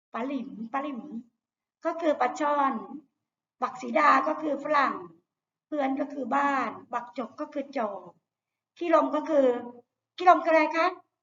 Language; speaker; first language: Thai; native; Thai